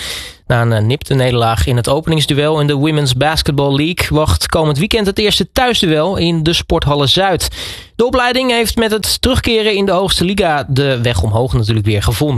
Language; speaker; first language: Dutch; native; Dutch